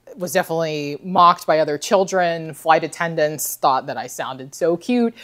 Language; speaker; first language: English; native; English